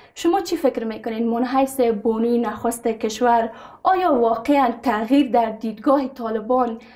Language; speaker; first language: Persian; native; Persian